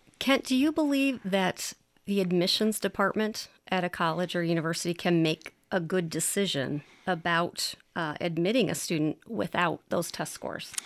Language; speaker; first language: English; native; English